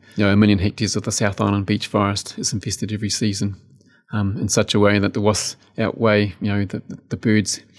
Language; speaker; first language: English; native; English